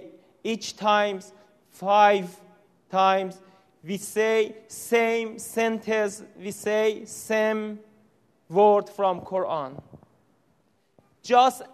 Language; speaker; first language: English; non-native, learner; Persian